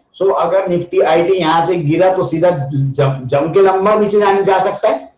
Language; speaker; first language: Hindi; non-native, local second language; Marathi